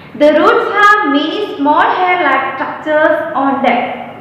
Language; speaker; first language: English; non-native, local second language; Malayalam